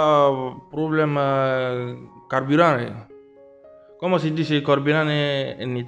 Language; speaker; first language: Italian; non-native, learner; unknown